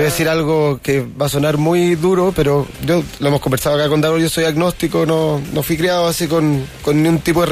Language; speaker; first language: Spanish; native; Spanish